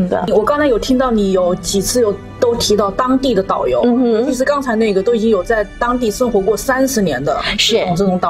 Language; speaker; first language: Chinese; native; Chinese